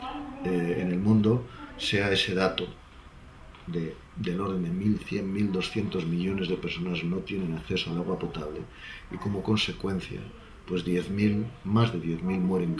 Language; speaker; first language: Spanish; native; Spanish